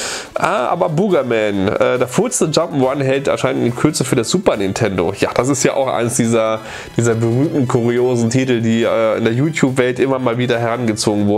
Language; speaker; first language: German; native; German